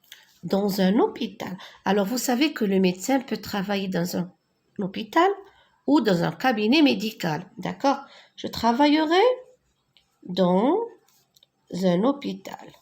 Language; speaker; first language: French; non-native, local second language; Arabic